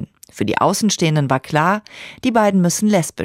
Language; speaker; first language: German; native; German